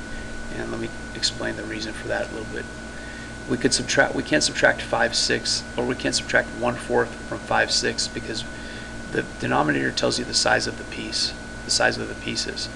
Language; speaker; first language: English; native; English